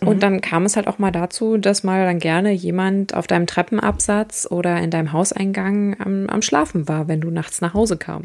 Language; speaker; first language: German; native; German